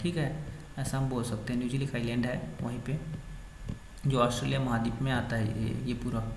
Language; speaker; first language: Hindi; native; Hindi